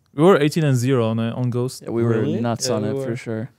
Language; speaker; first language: English; non-native, fluent; Arabic